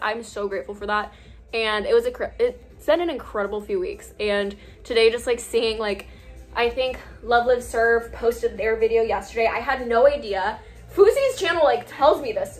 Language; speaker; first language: English; early bilingual, other home language; Spanish